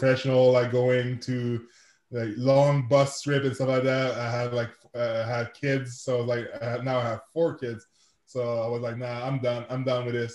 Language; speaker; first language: English; non-native, fluent; French